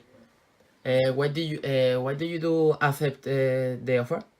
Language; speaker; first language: English; non-native, learner; Spanish